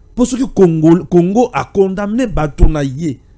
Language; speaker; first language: French; non-native, local second language; Luba-Lulua